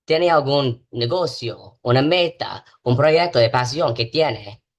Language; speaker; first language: Spanish; non-native, learner; English